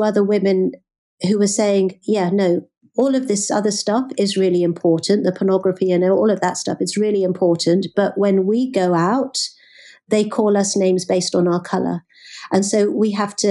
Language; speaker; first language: English; native; English